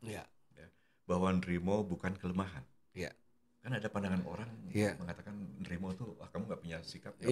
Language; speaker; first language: Indonesian; non-native, local second language; Javanese